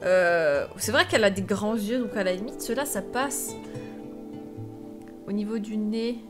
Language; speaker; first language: French; native; French